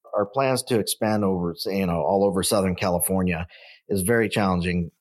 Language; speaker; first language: English; native; English